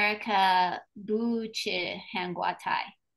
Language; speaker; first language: Chinese; non-native, learner; English